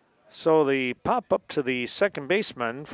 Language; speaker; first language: English; native; English